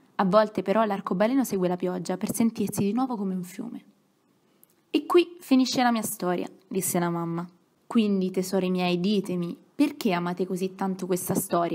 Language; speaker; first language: Italian; native; Italian